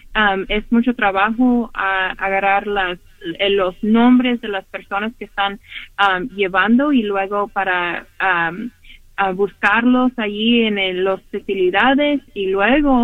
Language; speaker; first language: Spanish; early bilingual, heritage; Spanish